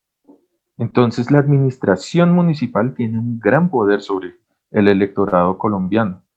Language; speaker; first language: Spanish; native; Spanish